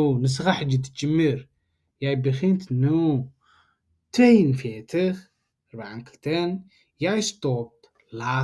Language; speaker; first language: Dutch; non-native, learner; Tigrinya